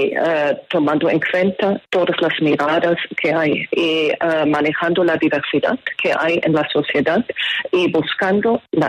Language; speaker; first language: Spanish; non-native, fluent; German